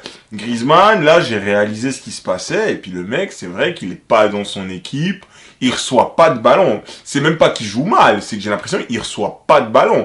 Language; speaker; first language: French; native; French